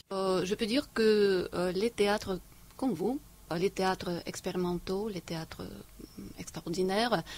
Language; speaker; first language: French; non-native, fluent; Russian